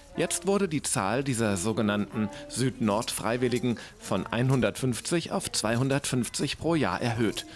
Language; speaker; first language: German; native; German